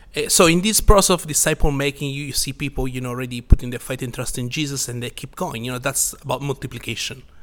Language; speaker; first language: English; non-native, fluent; Italian